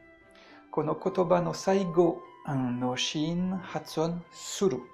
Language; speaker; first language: Japanese; non-native, fluent; French